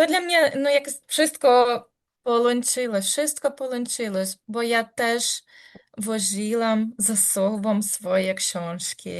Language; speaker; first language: Polish; non-native, learner; Ukrainian